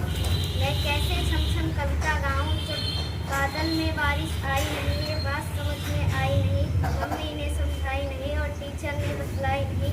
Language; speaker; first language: Hindi; native; Hindi